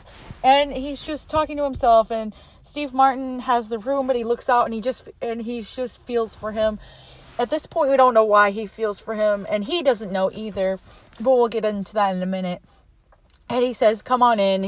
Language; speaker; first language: English; native; English